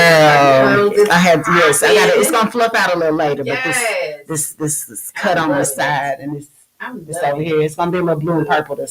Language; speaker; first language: English; native; English